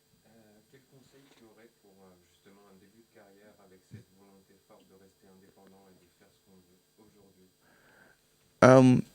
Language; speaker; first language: French; native; French